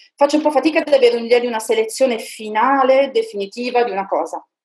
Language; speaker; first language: Italian; native; Italian